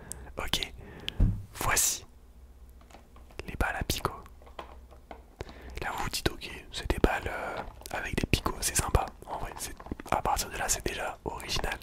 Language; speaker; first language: French; native; French